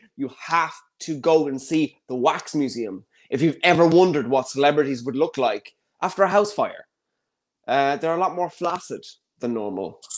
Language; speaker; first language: English; native; English